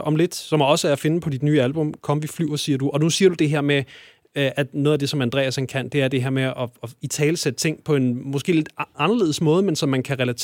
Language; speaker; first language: Danish; native; Danish